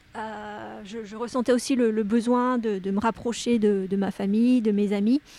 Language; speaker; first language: French; native; French